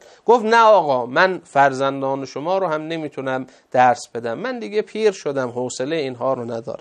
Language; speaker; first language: Persian; native; Persian